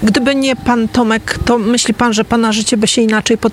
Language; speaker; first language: Polish; native; Polish